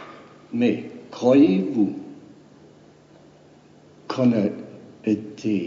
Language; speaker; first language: French; non-native, learner; German